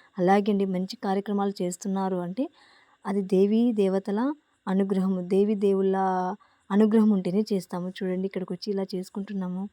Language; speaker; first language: Telugu; native; Telugu